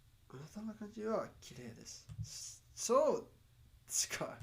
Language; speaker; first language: Japanese; non-native, learner; Spanish